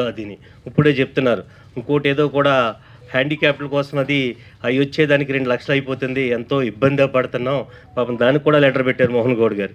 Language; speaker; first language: Telugu; native; Telugu